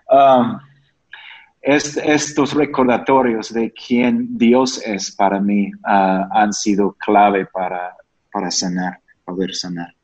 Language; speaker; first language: Spanish; non-native, fluent; English